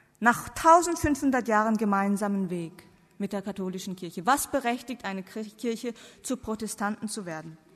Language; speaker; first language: German; non-native, fluent; Korean